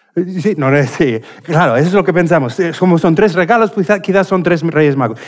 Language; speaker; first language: Spanish; non-native, fluent; English